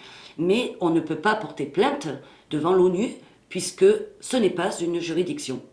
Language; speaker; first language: French; native; French